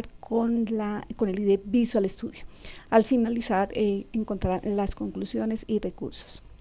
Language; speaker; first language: Spanish; native; Spanish